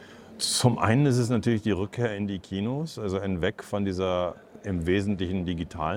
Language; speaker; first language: German; native; German